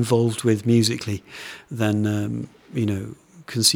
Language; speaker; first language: English; native; English